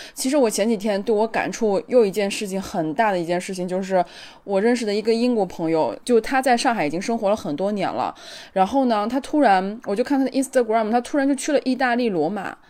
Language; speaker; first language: Chinese; native; Chinese